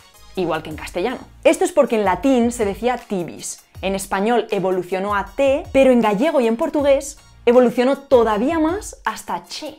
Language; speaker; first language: Spanish; native; Spanish